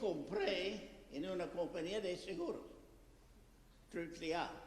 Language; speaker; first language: Spanish; non-native, fluent; English